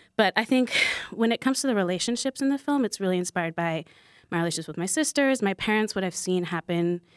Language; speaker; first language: English; native; English